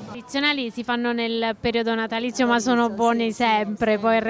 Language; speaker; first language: Italian; native; Italian